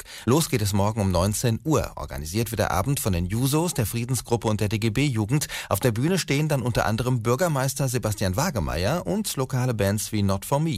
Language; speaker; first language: German; native; German